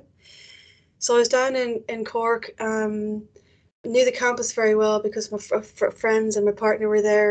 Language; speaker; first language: English; native; English